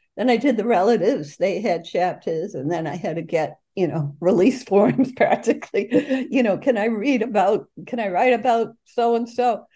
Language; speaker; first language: English; native; English